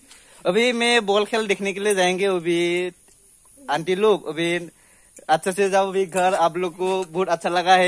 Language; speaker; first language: Hindi; non-native, local second language; Bodo